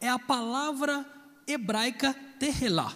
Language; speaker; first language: Portuguese; native; Portuguese